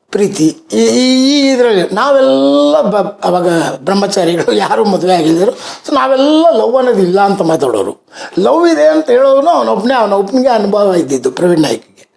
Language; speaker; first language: Kannada; native; Kannada